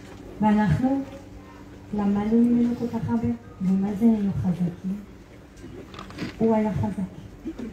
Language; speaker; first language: Hebrew; non-native, fluent; French